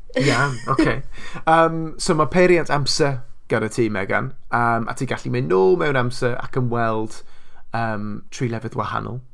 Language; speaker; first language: Welsh; non-native, local second language; English